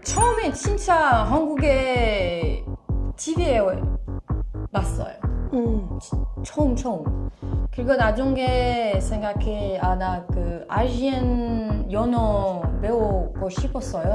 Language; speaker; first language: Korean; non-native, learner; French